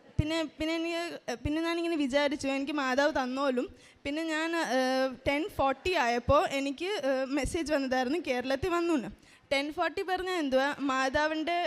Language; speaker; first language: Malayalam; early bilingual, heritage; Malayalam